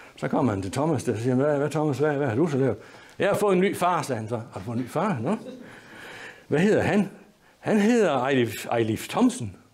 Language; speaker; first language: Danish; native; Danish